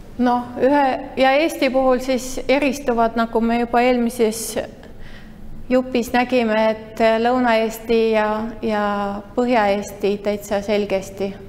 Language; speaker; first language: Estonian; native; Estonian